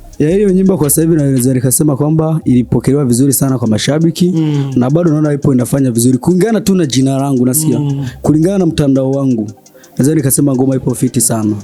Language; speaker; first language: Swahili; non-native, local second language; Rundi